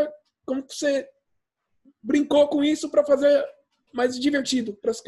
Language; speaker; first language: Portuguese; early bilingual, heritage; Portuguese